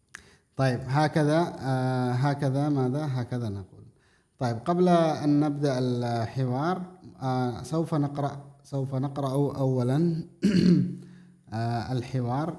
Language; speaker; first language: Arabic; non-native, fluent; Indonesian